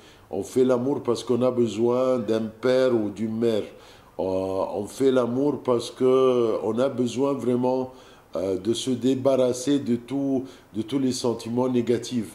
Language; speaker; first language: French; non-native, fluent; Arabic